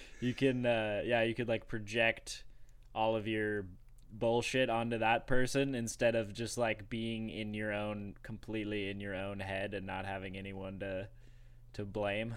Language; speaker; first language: English; native; English